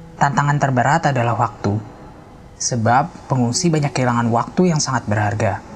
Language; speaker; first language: Indonesian; non-native, fluent; Persian